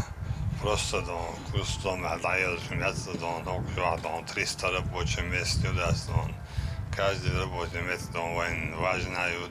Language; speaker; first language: Russian; non-native, local second language; Chechen